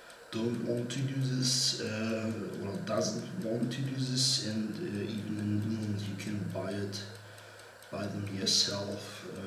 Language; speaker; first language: English; non-native, fluent; German